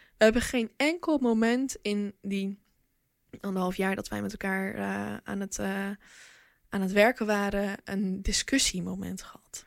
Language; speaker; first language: Dutch; early bilingual, other home language; Bosnian